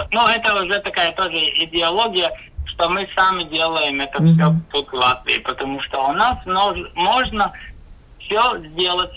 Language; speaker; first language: Russian; non-native, local second language; Latvian